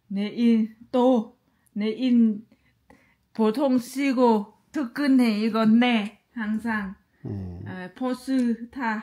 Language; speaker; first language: Korean; non-native, learner; Lao